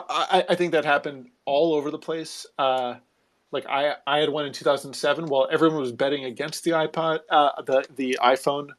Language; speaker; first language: English; native; English